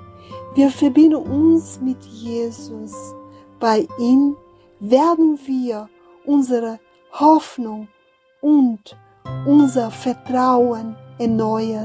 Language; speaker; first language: German; non-native, fluent; Portuguese